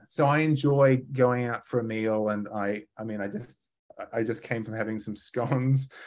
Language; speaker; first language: English; native; English